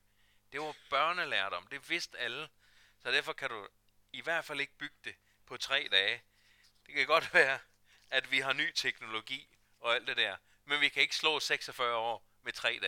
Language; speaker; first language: Danish; native; Danish